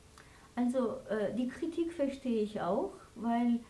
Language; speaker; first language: German; non-native, fluent; Armenian